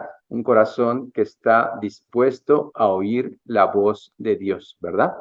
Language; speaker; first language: Spanish; native; Spanish